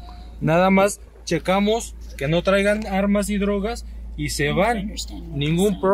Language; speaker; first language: Spanish; native; Spanish